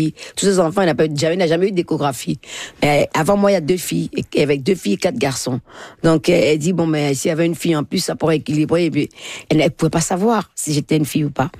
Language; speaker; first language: French; non-native, local second language; Fon